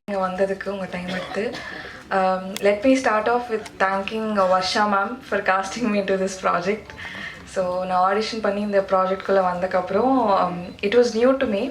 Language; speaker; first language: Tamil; non-native, learner; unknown